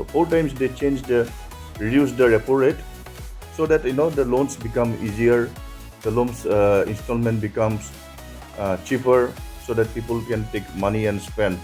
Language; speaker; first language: English; non-native, local second language; Assamese